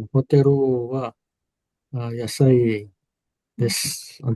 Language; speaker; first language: Japanese; non-native, learner; Filipino